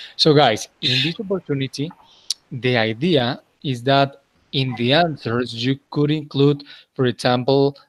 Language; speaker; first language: English; non-native, fluent; Spanish